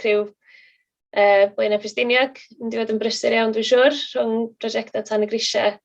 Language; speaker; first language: Welsh; native; Welsh